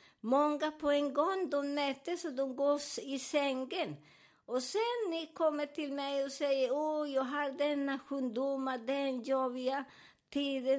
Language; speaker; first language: Swedish; non-native, learner; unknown